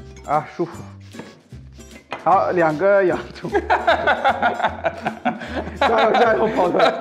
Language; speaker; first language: Chinese; non-native, fluent; German